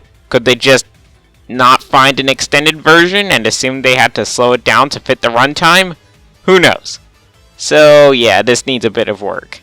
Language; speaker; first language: English; native; English